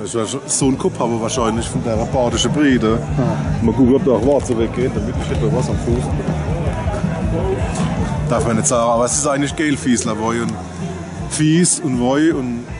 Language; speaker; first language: German; native; German